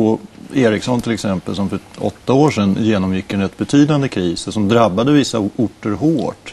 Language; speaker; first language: Swedish; native; Swedish